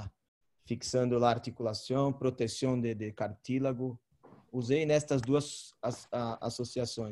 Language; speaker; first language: Spanish; non-native, learner; Portuguese